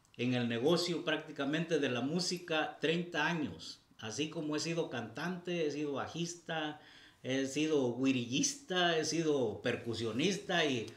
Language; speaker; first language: Spanish; native; Spanish